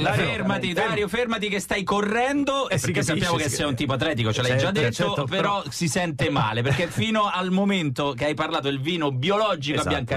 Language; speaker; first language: Italian; native; Italian